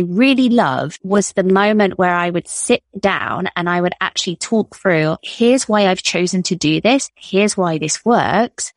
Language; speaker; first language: English; native; English